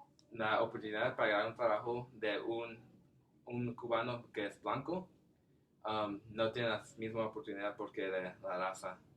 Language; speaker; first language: Spanish; non-native, learner; English